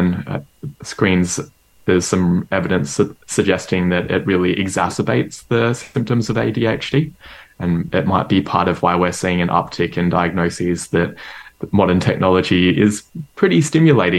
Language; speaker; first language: English; native; English